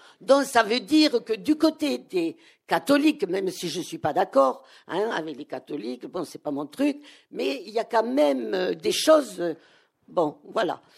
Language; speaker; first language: French; native; French